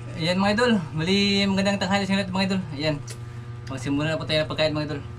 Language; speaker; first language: Filipino; non-native, local second language; Cebuano